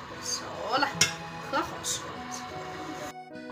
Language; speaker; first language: Chinese; native; Chinese